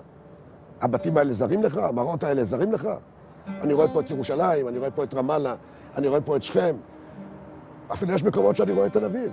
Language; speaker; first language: Hebrew; native; Hebrew